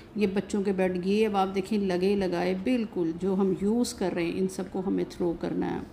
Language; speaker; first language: Urdu; native; Urdu